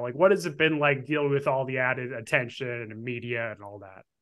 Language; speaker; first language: English; native; English